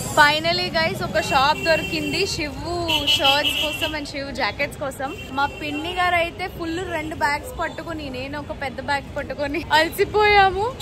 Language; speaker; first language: Telugu; non-native, local second language; Hindi